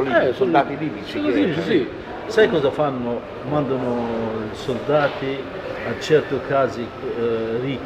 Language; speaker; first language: Italian; non-native, learner; Arabic